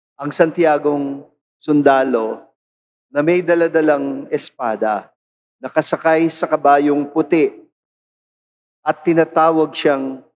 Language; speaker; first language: Filipino; non-native, local second language; Pampanga